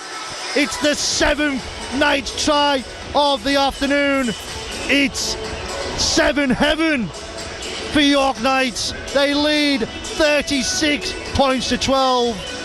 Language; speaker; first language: English; native; English